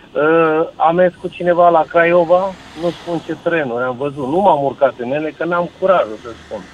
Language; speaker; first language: Romanian; native; Romanian